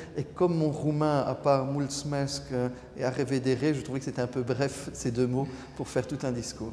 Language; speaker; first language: French; non-native, local second language; Luxembourgish